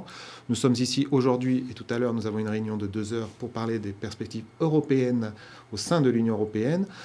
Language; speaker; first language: French; native; French